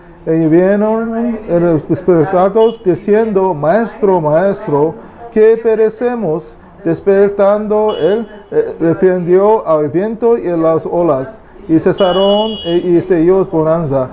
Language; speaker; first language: Spanish; non-native, learner; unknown